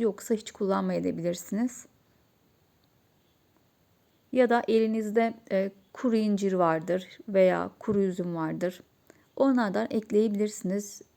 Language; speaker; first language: Turkish; native; Turkish